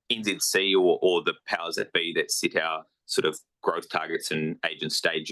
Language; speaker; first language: English; native; English